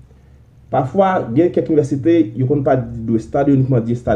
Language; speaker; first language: French; non-native, local second language; Haitian Creole